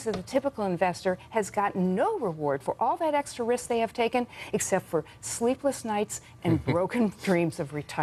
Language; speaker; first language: English; native; English